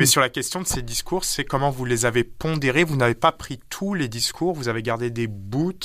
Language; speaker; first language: French; native; French